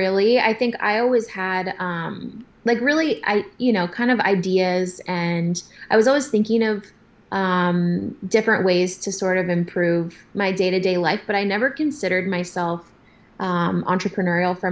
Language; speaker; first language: English; native; English